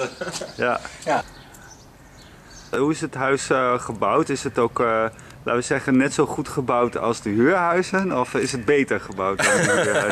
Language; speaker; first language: Dutch; native; Dutch